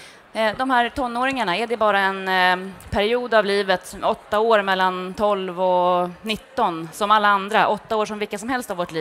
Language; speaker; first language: Swedish; native; Swedish